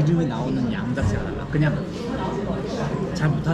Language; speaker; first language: Korean; native; Korean